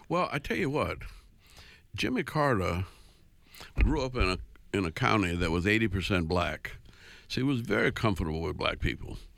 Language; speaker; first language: English; native; English